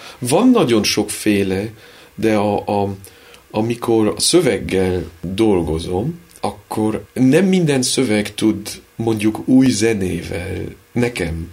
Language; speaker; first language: Hungarian; early bilingual, heritage; Hungarian